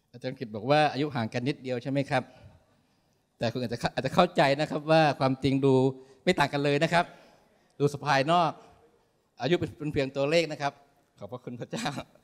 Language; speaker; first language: Thai; native; Thai